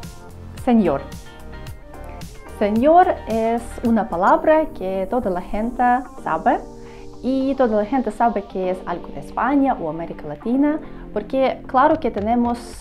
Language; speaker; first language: Spanish; non-native, learner; Russian